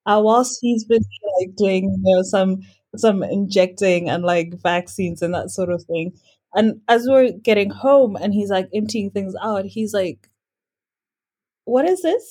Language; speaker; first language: English; non-native, local second language; Shona